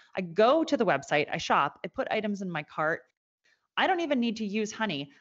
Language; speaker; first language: English; native; English